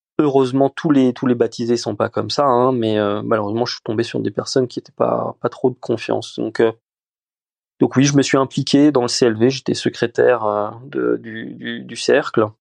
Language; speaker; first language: French; early bilingual, other home language; Romanian